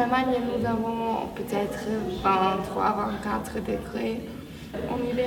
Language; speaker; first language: French; non-native, learner; German